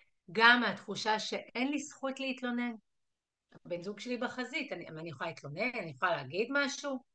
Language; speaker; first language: Hebrew; native; Hebrew